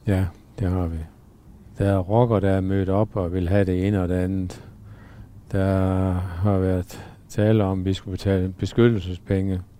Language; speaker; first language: Danish; native; Danish